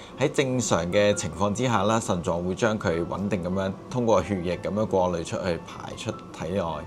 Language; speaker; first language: Cantonese; native; Cantonese